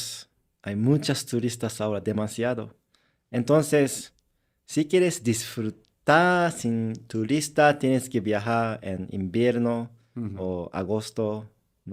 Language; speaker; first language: Spanish; non-native, learner; Japanese